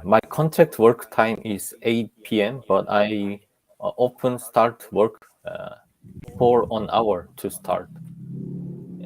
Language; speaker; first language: English; non-native, learner; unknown